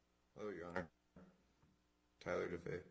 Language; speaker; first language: English; native; English